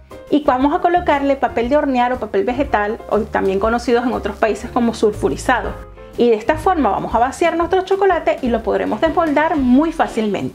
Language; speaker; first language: Spanish; native; Spanish